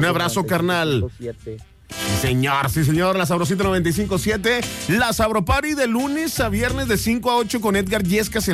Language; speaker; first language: Spanish; native; Spanish